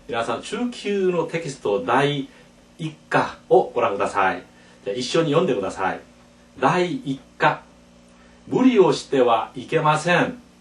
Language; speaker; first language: Japanese; non-native, fluent; Korean